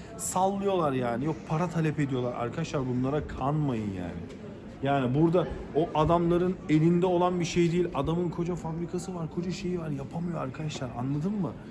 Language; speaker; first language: Turkish; native; Turkish